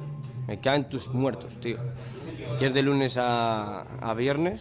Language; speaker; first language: Spanish; native; Spanish